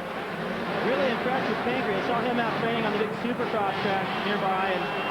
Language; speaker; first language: English; native; English